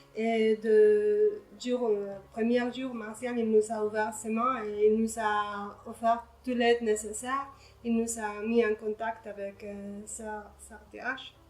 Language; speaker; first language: French; non-native, learner; Spanish